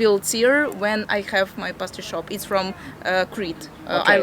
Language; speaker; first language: English; non-native, fluent; Latvian